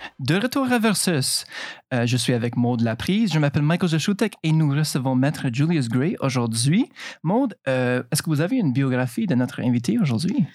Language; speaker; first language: French; native; French